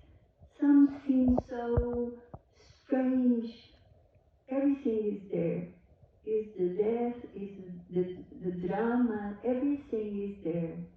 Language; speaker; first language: English; non-native, learner; Portuguese